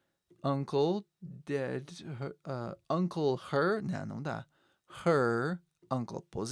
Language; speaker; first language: Portuguese; non-native, fluent; English